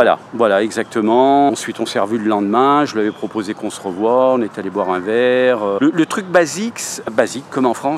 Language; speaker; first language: French; native; French